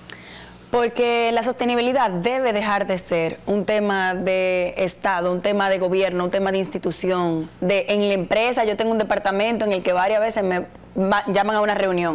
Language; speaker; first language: Spanish; native; Spanish